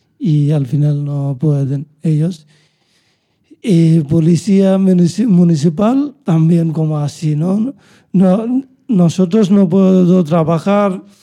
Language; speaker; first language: Spanish; non-native, learner; Bangla